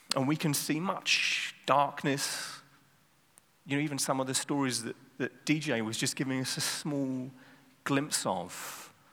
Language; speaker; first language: English; native; English